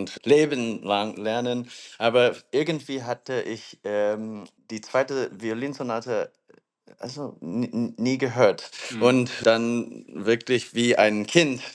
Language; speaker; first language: German; non-native, learner; English